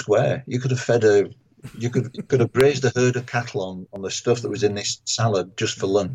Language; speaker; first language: English; native; English